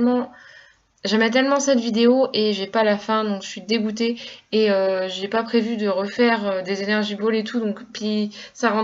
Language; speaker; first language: French; native; French